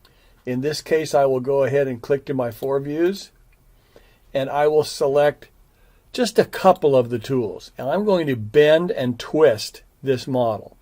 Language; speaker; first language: English; native; English